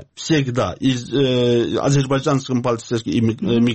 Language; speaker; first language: Russian; non-native, learner; Azerbaijani